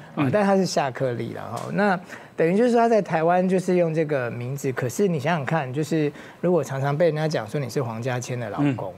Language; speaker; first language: Chinese; native; Chinese